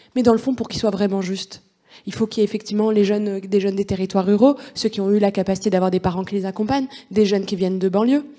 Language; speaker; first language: French; native; French